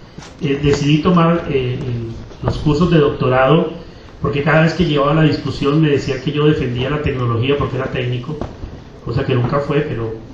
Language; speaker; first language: Spanish; native; Spanish